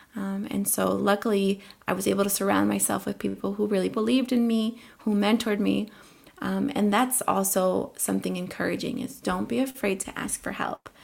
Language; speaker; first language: English; early bilingual, other home language; Spanish